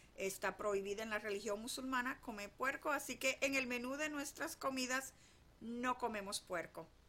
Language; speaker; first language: Spanish; native; Spanish